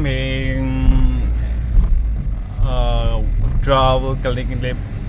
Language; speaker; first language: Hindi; non-native, local second language; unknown